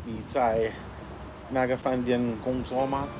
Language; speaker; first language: Chinese; non-native, learner; English